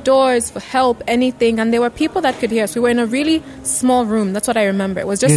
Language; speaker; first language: English; non-native, local second language; Bemba